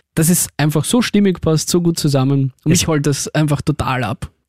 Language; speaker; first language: German; early bilingual, other home language; Russian